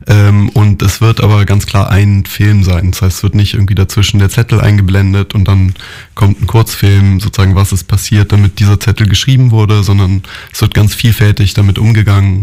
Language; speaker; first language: German; native; German